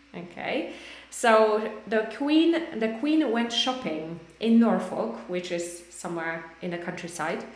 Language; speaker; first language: English; non-native, fluent; Polish